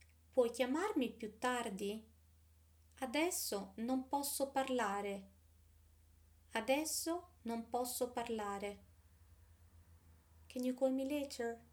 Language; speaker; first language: Italian; native; Italian